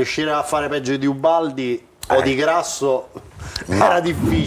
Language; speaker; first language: Italian; native; Italian